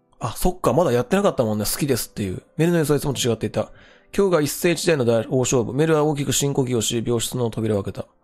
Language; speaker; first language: Japanese; native; Japanese